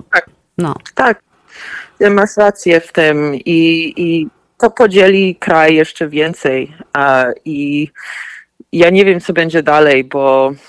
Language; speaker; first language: Polish; early bilingual, heritage; Polish